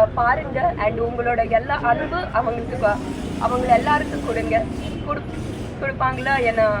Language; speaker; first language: Tamil; non-native, learner; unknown